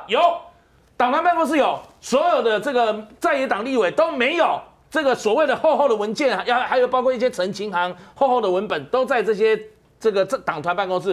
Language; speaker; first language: Chinese; native; Chinese